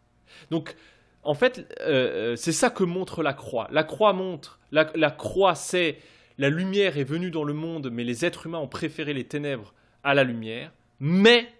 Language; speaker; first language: French; native; French